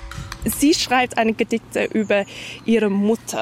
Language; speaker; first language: German; non-native, fluent; English